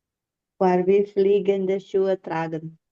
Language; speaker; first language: German; non-native, learner; Indonesian